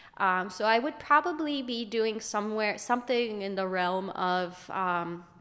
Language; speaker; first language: English; early bilingual, other home language; Hebrew